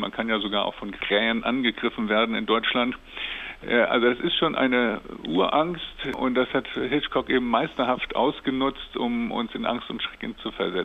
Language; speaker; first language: German; native; German